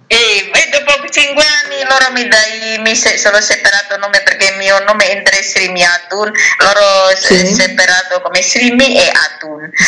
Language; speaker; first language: Italian; non-native, learner; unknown